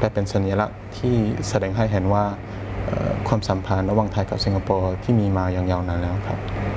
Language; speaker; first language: Thai; non-native, fluent; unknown